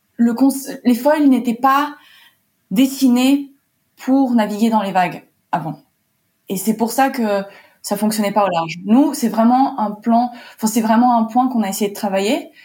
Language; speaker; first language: French; early bilingual, heritage; French